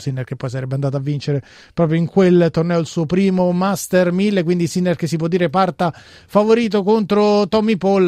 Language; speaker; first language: Italian; native; Italian